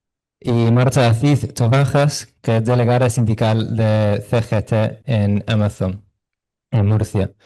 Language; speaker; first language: Spanish; non-native, fluent; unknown